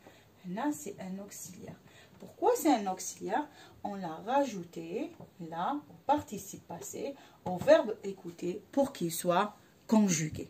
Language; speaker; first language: French; non-native, local second language; Arabic